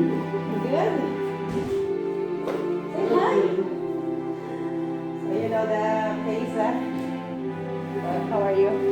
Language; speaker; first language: English; non-native, local second language; Filipino